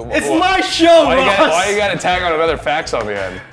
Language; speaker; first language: English; native; English